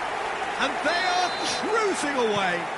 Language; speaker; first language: English; native; English